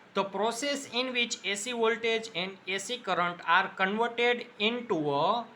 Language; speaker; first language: English; non-native, local second language; Gujarati